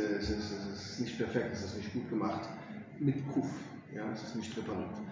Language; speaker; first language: German; non-native, fluent; English